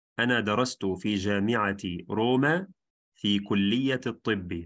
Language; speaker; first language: Arabic; non-native, fluent; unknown